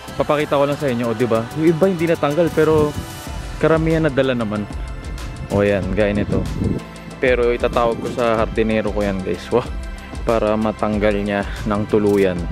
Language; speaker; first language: Filipino; native; Filipino